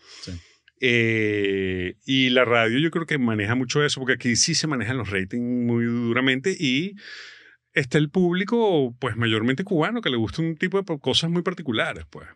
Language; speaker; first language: Spanish; native; Spanish